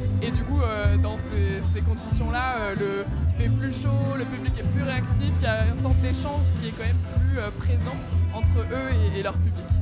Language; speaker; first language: French; native; French